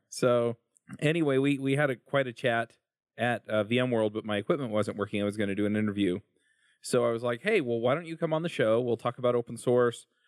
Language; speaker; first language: English; native; English